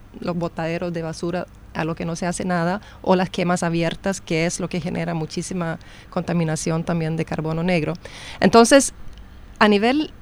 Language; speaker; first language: Spanish; non-native, fluent; Swedish